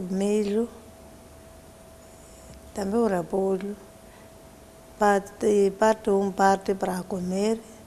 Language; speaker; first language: Portuguese; non-native, local second language; Tsonga